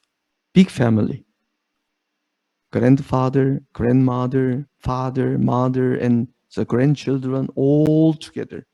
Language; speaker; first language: English; non-native, fluent; Korean